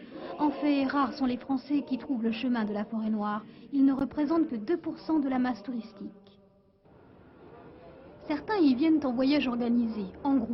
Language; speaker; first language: French; native; French